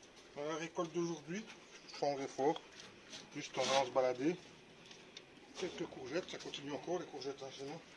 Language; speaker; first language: French; native; French